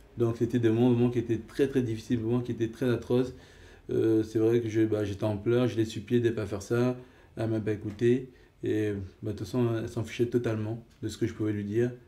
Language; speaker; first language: French; early bilingual, other home language; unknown